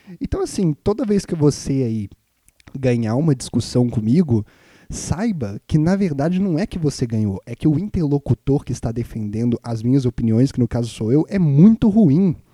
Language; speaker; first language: Portuguese; native; Portuguese